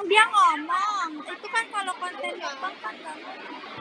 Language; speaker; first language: Indonesian; native; Indonesian